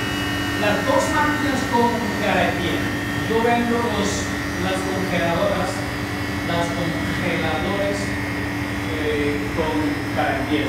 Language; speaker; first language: Spanish; non-native, learner; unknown